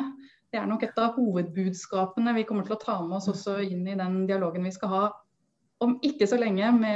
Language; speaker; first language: Norwegian; native; Norwegian